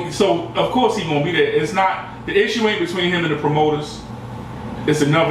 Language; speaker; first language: English; native; English